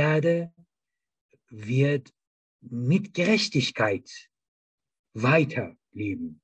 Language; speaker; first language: German; non-native, fluent; Persian